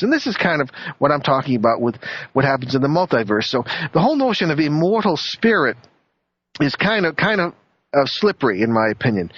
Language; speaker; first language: English; native; English